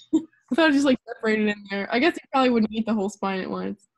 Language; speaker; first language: English; native; English